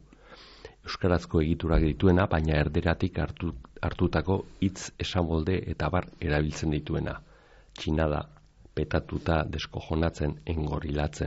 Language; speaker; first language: Basque; native; Basque